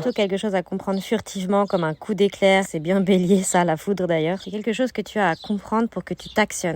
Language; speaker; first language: French; native; French